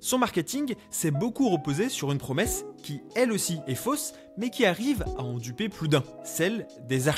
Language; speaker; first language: French; native; French